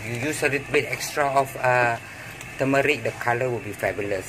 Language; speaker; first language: English; non-native, local second language; Malay